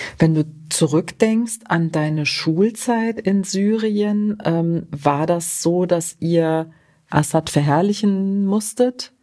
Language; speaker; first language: German; native; German